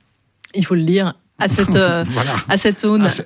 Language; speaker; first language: French; native; French